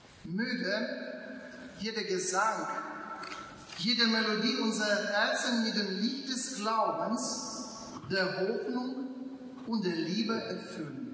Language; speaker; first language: German; non-native, fluent; Ukrainian